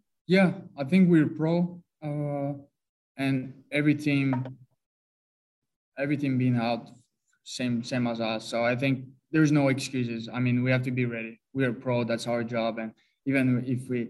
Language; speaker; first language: English; non-native, fluent; French